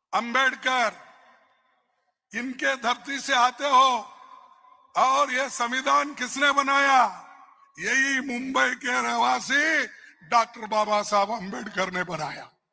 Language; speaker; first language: Hindi; non-native, local second language; Kannada